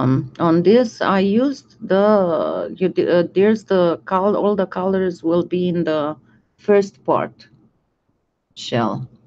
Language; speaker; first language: English; non-native, fluent; French